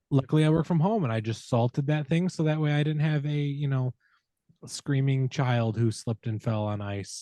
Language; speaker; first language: English; native; English